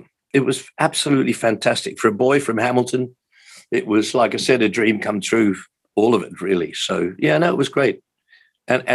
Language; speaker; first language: English; native; English